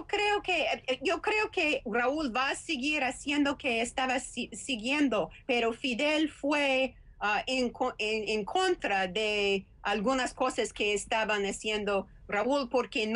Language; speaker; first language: Spanish; non-native, fluent; English